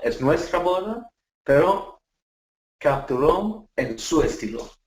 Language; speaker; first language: Spanish; non-native, learner; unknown